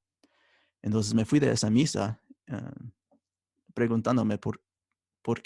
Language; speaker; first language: Spanish; early bilingual, heritage; Spanish